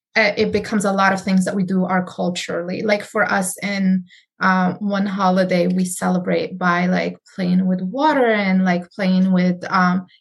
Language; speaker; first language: English; non-native, fluent; Arabic